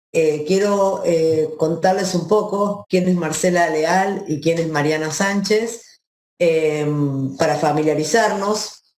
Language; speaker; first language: Spanish; native; Spanish